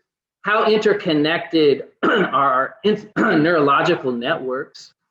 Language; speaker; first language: English; native; English